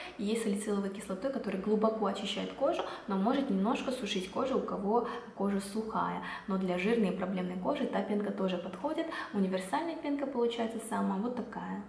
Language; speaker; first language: Russian; non-native, fluent; Korean